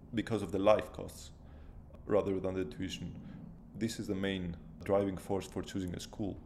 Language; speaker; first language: English; non-native, fluent; Greek